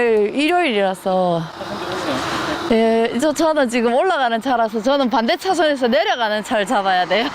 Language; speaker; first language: Korean; native; Korean